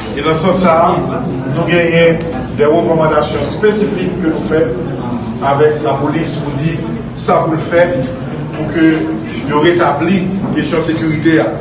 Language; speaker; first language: French; non-native, local second language; Haitian Creole